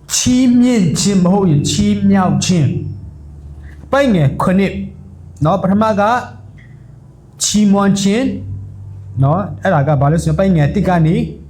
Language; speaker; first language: Burmese; non-native, local second language; S'gaw Karen